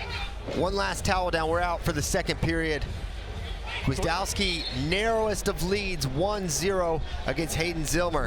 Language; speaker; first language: English; native; English